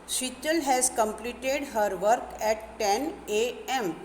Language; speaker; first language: English; non-native, local second language; Gujarati